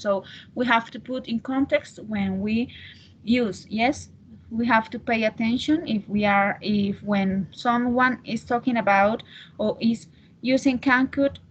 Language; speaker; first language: English; non-native, learner; Spanish